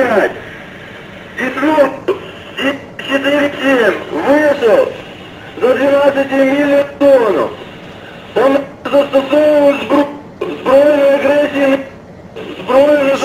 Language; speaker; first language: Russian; non-native, local second language; Ukrainian